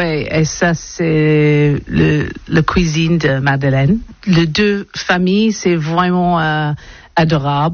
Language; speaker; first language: French; non-native, learner; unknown